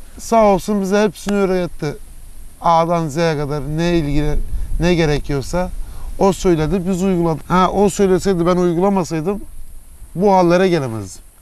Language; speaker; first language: Turkish; early bilingual, heritage; Turkish